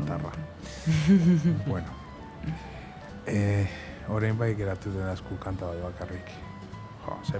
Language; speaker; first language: Basque; native; Basque